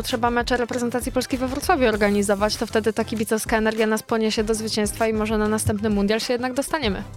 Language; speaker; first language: Polish; native; Polish